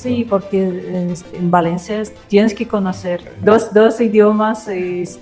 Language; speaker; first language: Spanish; non-native, learner; Russian